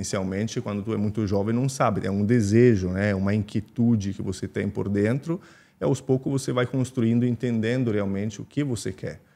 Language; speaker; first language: Portuguese; non-native, fluent; Italian